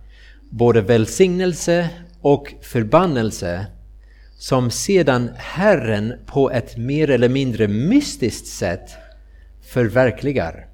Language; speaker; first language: Swedish; non-native, fluent; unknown